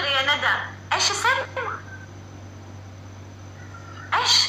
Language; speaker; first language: Arabic; non-native, learner; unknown